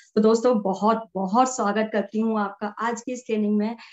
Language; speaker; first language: Hindi; native; Hindi